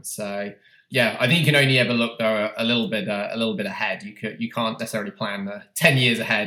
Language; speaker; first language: English; native; English